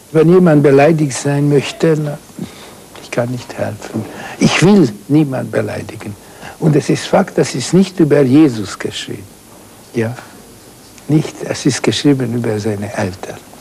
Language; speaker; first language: German; non-native, fluent; Hungarian